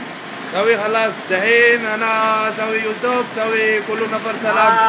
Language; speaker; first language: Arabic; non-native, learner; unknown